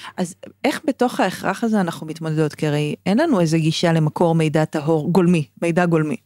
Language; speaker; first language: Hebrew; native; Hebrew